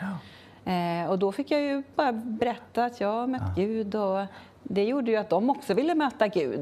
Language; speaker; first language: Swedish; native; Swedish